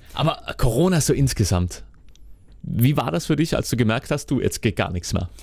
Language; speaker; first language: German; native; German